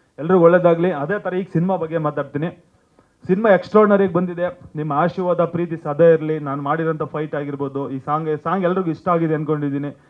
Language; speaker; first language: Kannada; native; Kannada